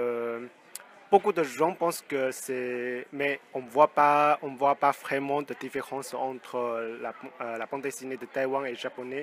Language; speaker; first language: French; non-native, fluent; Chinese